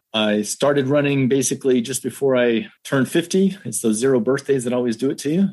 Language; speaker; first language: English; native; English